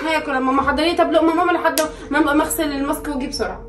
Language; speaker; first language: Arabic; native; Arabic